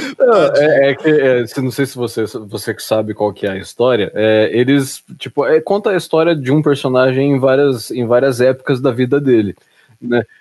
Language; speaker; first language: Portuguese; native; Portuguese